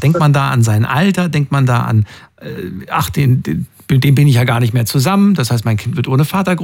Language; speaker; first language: German; native; German